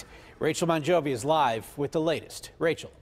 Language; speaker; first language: English; native; English